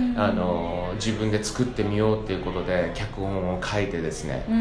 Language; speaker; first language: Japanese; native; Japanese